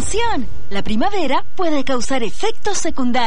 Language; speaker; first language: Spanish; native; Spanish